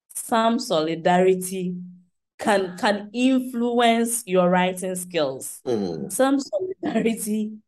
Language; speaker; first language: English; non-native, local second language; Akan